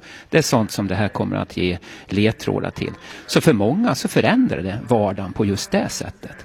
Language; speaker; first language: Swedish; native; Swedish